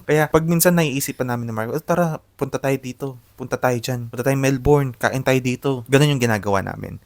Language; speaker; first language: Filipino; non-native, local second language; Pampanga